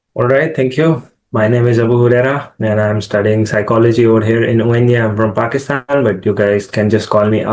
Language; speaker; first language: English; non-native, fluent; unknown